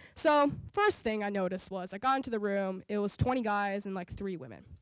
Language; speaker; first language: English; native; English